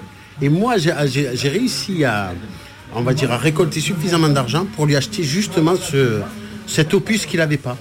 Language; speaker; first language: French; early bilingual, other home language; Arabic